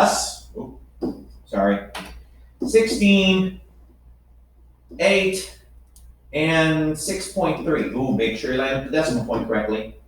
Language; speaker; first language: English; native; English